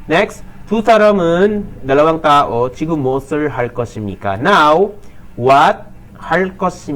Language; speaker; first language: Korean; non-native, fluent; Filipino